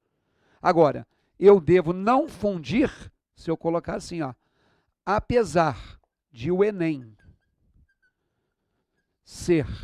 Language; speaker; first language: Portuguese; native; Portuguese